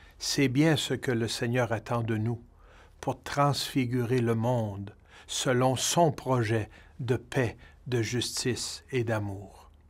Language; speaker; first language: French; native; French